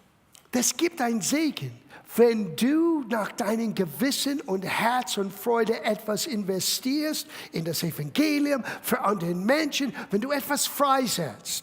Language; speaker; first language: German; non-native, fluent; English